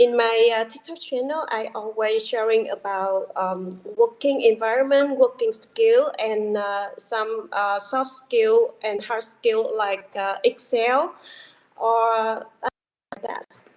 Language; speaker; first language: English; non-native, learner; Vietnamese